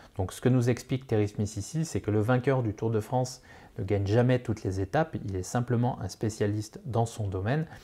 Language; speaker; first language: French; native; French